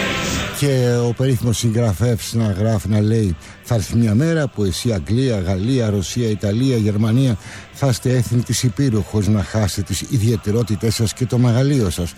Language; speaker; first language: Greek; native; Greek